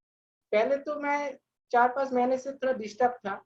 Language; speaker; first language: Hindi; non-native, local second language; Bangla